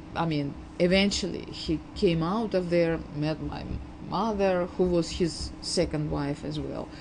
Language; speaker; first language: English; non-native, fluent; Uzbek